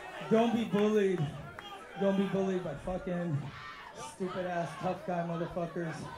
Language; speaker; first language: English; early bilingual, other home language; Spanish